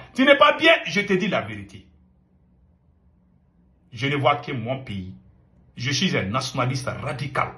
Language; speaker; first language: French; non-native, local second language; Bambara